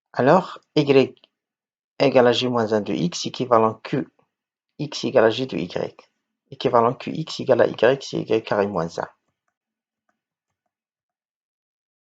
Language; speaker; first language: French; non-native, local second language; Arabic